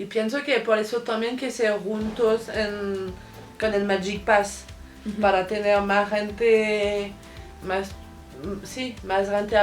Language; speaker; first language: Spanish; non-native, fluent; French